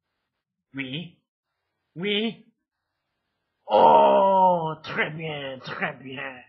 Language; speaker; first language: French; non-native, learner; English